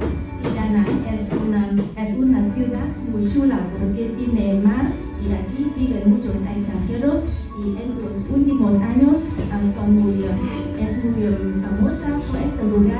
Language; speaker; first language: Spanish; non-native, learner; Vietnamese